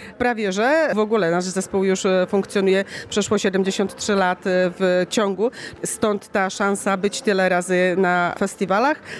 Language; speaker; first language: Polish; native; Polish